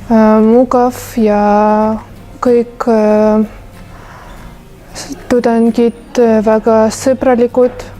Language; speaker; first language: Estonian; non-native, local second language; Russian